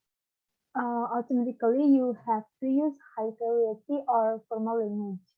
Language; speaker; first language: English; non-native, learner; Balinese